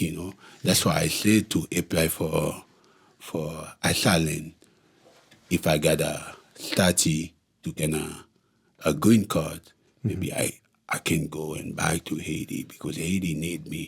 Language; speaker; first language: English; non-native, local second language; Haitian Creole